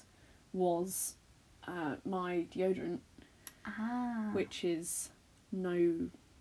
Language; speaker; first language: English; native; English